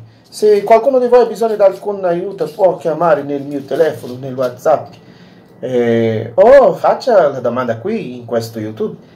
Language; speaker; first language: Italian; non-native, learner; Portuguese